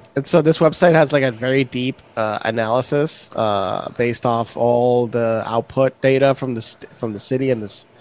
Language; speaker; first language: English; non-native, local second language; Spanish